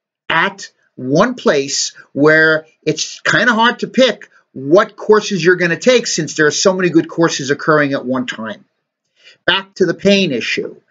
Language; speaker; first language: English; native; English